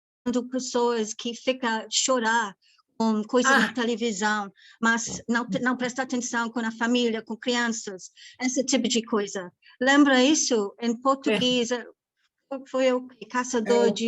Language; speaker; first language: Portuguese; non-native, learner; English